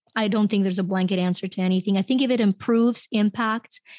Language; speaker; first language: English; non-native, fluent; Ukrainian